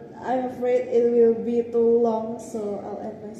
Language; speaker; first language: English; non-native, learner; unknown